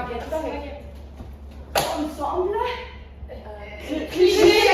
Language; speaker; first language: French; non-native, learner; German